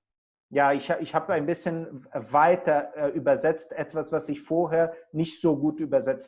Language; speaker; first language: German; non-native, fluent; Portuguese